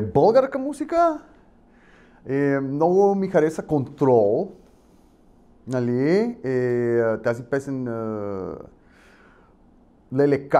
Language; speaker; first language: Bulgarian; non-native, learner; Spanish